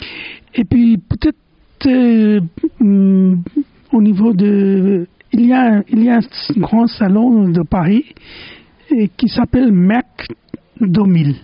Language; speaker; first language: French; non-native, fluent; Bangla